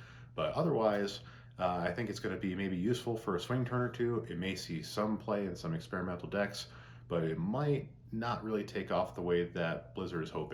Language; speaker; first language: English; native; English